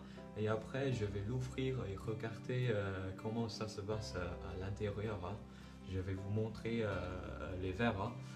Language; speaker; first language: French; non-native, learner; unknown